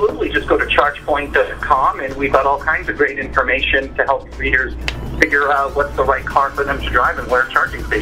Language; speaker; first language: English; native; English